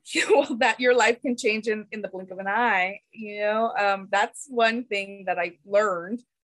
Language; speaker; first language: English; early bilingual, other home language; Spanish